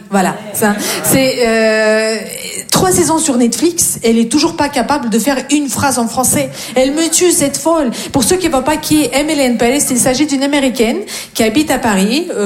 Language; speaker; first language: French; non-native, fluent; Russian